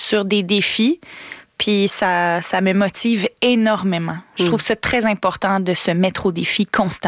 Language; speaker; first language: French; native; French